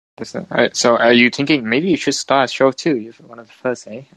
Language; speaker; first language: English; non-native, fluent; Vietnamese